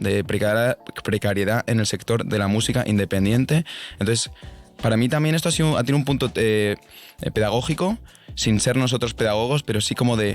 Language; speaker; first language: Spanish; native; Spanish